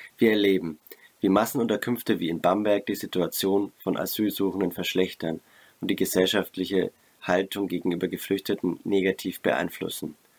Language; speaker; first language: German; native; German